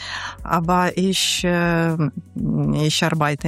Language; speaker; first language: German; non-native, learner; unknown